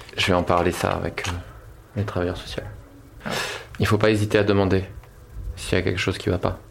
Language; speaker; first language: French; native; French